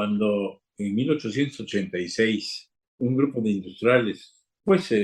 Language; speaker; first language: Spanish; native; Spanish